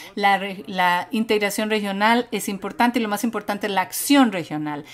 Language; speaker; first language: Spanish; non-native, fluent; English